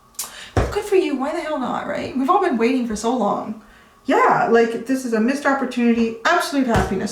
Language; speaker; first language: English; native; English